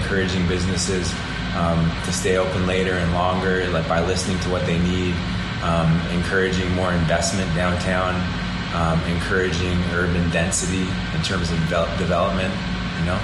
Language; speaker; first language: English; native; English